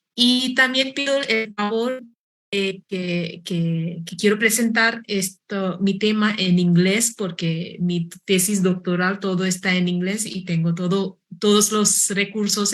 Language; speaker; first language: Spanish; non-native, fluent; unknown